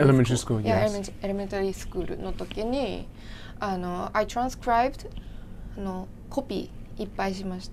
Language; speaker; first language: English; non-native, learner; Japanese